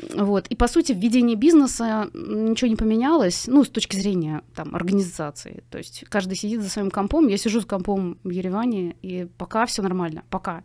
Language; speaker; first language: Russian; native; Russian